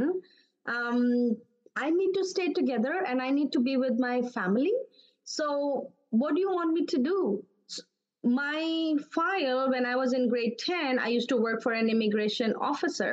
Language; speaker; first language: English; non-native, local second language; Urdu